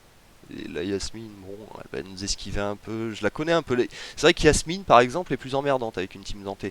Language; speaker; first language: French; native; French